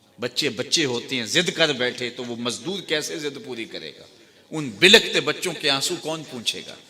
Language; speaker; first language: Urdu; non-native, local second language; Punjabi